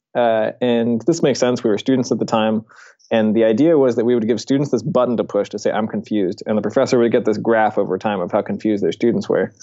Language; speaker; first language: English; native; English